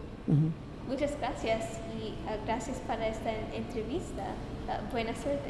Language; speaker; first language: Spanish; non-native, learner; English